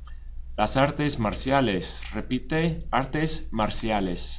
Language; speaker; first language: Spanish; non-native, fluent; English